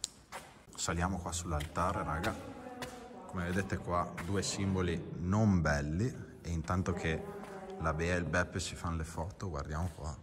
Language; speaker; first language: Italian; native; Italian